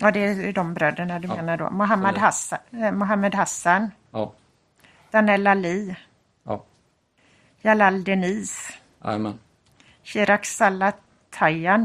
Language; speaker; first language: Swedish; native; Swedish